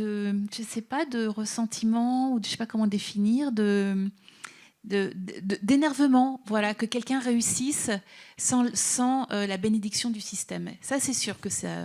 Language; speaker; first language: French; native; French